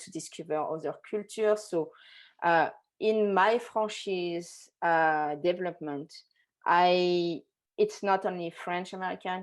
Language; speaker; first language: English; non-native, fluent; French